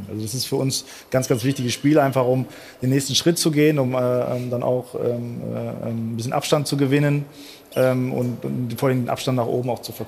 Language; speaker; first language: German; native; German